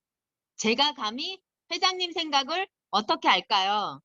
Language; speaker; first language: Korean; native; Korean